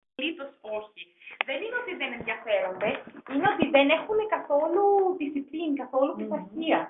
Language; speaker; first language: Greek; non-native, fluent; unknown